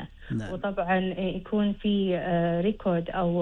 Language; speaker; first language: Arabic; native; Arabic